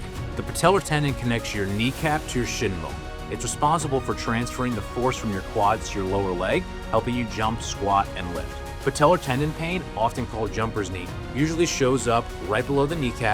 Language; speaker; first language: English; native; English